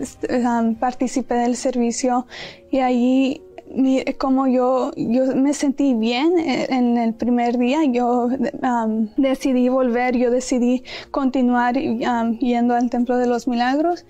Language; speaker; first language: Spanish; early bilingual, heritage; Spanish